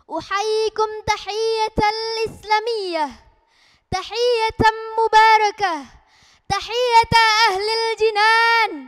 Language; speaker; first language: Arabic; non-native, learner; Indonesian